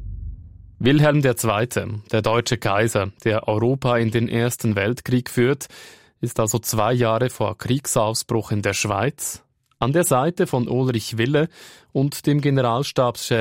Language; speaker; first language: German; native; German